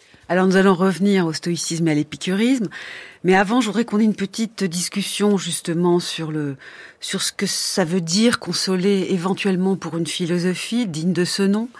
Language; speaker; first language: French; native; French